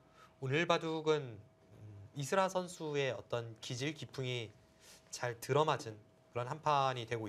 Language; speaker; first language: Korean; native; Korean